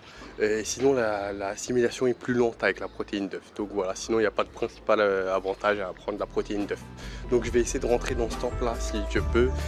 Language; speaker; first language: French; native; French